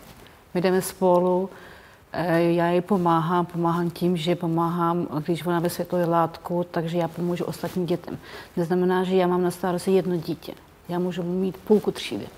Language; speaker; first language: Czech; non-native, fluent; Ukrainian